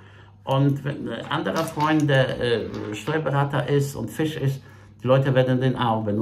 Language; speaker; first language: German; non-native, fluent; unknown